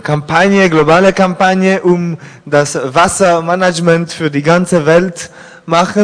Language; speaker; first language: German; non-native, learner; French